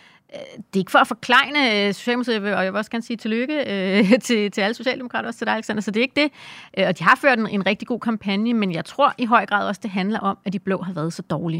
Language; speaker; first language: Danish; native; Danish